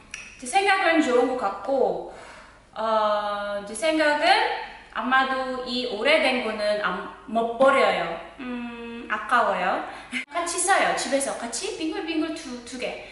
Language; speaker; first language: Korean; non-native, fluent; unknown